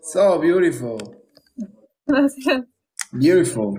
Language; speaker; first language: English; non-native, learner; Spanish